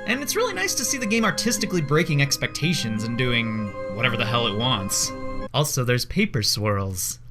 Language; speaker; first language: English; native; English